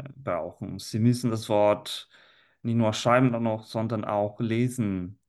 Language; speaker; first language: German; non-native, fluent; Italian